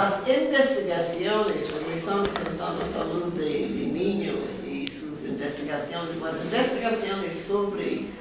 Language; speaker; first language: Spanish; non-native, fluent; Portuguese